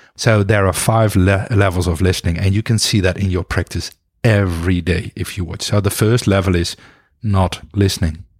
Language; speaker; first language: English; non-native, fluent; Dutch